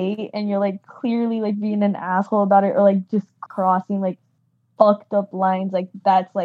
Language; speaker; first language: English; non-native, fluent; Spanish